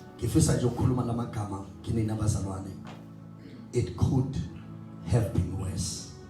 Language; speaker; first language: Zulu; non-native, local second language; Southern Sotho